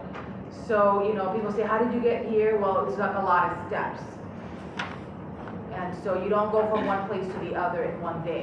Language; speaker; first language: English; native; English